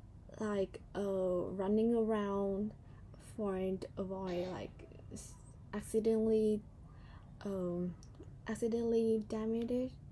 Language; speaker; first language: English; non-native, learner; Vietnamese